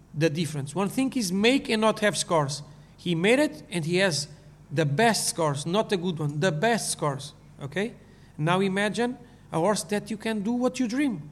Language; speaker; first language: English; non-native, learner; Portuguese